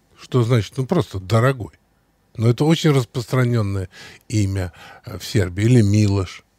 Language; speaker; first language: Russian; native; Russian